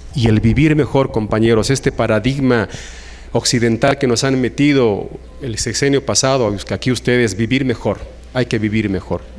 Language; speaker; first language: Spanish; non-native, local second language; Aymara